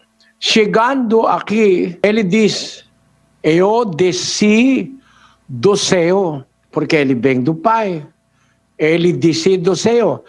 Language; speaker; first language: Portuguese; non-native, learner; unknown